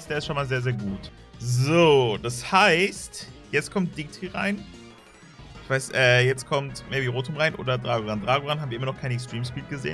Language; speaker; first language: German; native; German